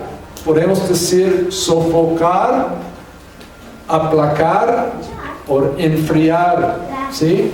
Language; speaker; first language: Spanish; non-native, fluent; English